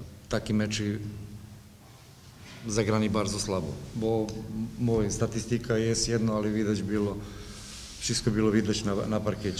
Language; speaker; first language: Polish; non-native, fluent; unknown